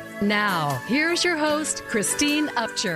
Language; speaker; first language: English; native; English